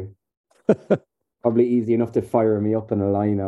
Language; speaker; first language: English; native; English